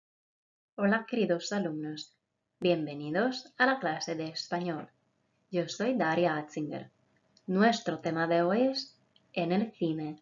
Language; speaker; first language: Spanish; non-native, fluent; Croatian